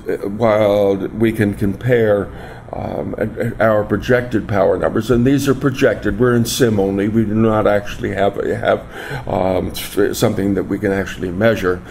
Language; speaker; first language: English; native; English